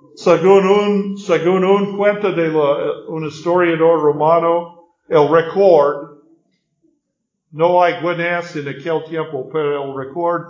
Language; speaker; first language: Spanish; non-native, learner; English